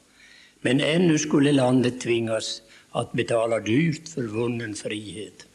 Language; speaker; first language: Swedish; native; Swedish